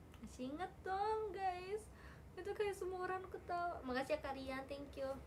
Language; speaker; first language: Indonesian; non-native, fluent; Japanese